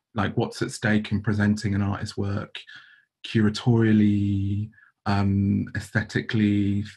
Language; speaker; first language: English; native; English